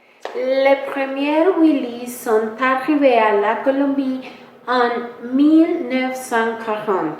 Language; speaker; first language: French; non-native, learner; Spanish